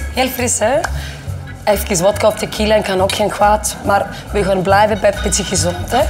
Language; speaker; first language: Dutch; non-native, fluent; Icelandic